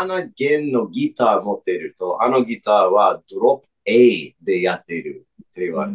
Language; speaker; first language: Japanese; non-native, fluent; English